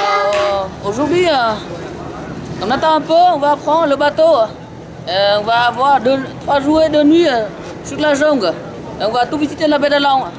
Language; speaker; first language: French; non-native, learner; Vietnamese